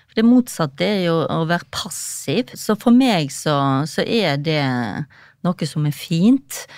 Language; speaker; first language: Norwegian; native; Norwegian